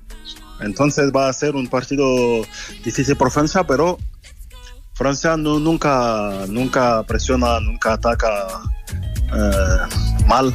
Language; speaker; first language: Spanish; non-native, fluent; French